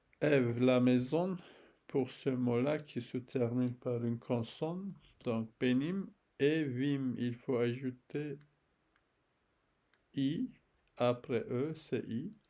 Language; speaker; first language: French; non-native, fluent; Turkish